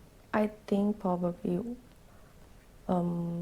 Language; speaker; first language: English; non-native, learner; Thai